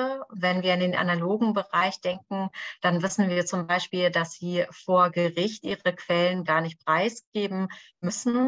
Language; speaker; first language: German; native; German